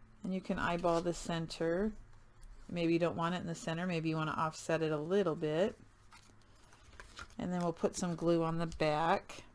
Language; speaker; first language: English; native; English